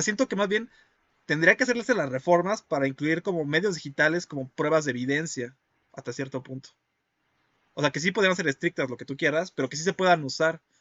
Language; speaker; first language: Spanish; native; Spanish